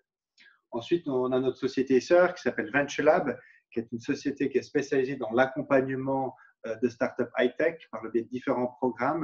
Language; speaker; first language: French; native; French